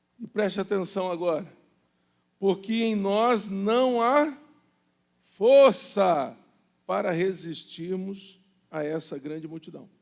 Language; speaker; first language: Portuguese; native; Portuguese